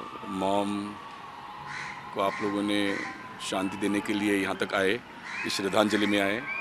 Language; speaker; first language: Hindi; native; Hindi